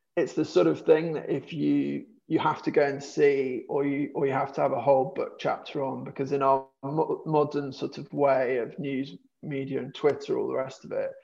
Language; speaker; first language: English; native; English